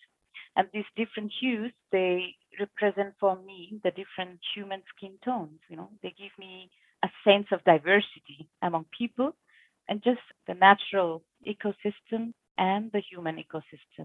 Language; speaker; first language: English; non-native, local second language; Bangla